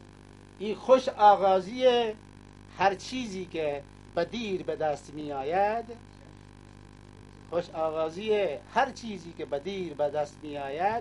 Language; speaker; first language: Persian; non-native, fluent; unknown